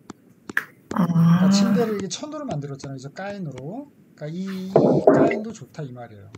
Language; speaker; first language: Korean; native; Korean